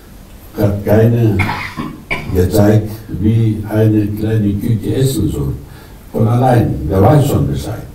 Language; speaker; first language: German; non-native, fluent; Greek